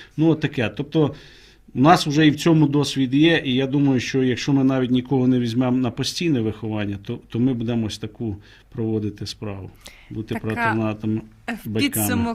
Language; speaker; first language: Ukrainian; native; Ukrainian